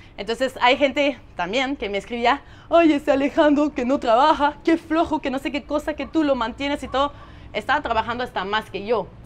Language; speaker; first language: Spanish; non-native, fluent; French